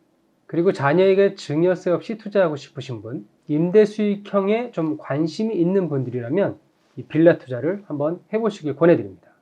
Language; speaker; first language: Korean; native; Korean